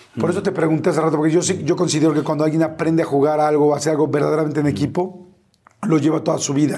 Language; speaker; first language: Spanish; native; Spanish